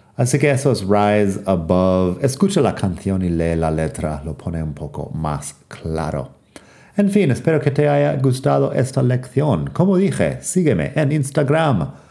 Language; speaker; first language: Spanish; non-native, fluent; English